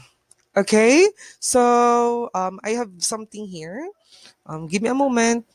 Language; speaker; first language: English; non-native, local second language; Bikol